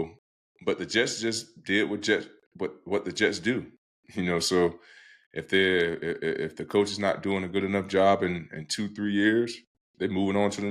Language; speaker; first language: English; native; English